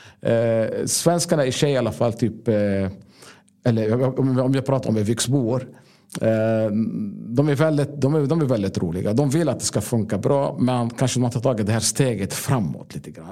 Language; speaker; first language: Swedish; non-native, fluent; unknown